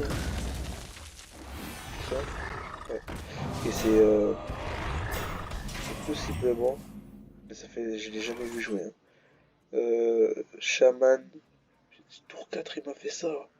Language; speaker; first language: French; native; French